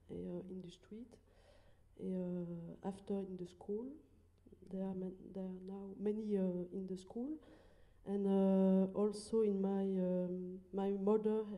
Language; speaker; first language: English; non-native, learner; French